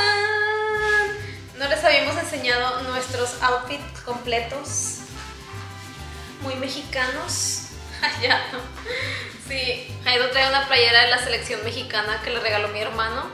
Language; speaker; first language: Spanish; native; Spanish